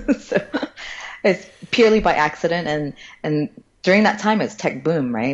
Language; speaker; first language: English; early bilingual, other home language; Cantonese